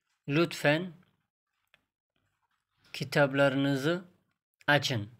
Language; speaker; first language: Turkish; non-native, fluent; Persian